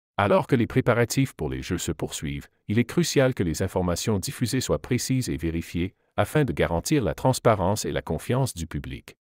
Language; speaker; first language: French; native; French